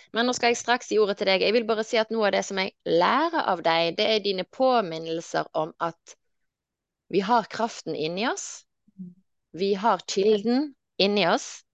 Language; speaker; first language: Norwegian; native; Norwegian